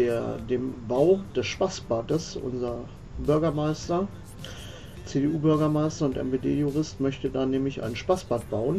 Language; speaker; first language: German; native; German